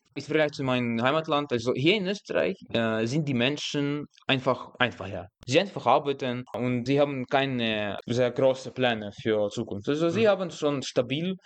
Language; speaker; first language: German; non-native, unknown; Russian